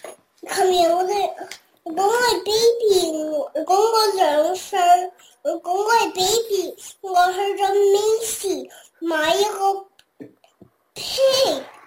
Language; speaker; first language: Chinese; early bilingual, heritage; Cantonese